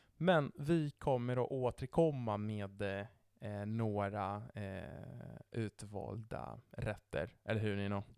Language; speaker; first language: Swedish; non-native, fluent; Italian